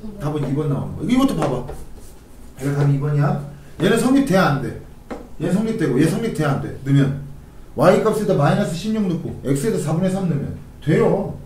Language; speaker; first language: Korean; native; Korean